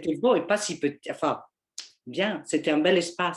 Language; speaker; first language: French; non-native, fluent; English